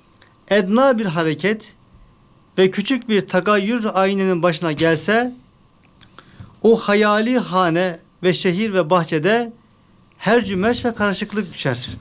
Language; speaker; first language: Turkish; native; Turkish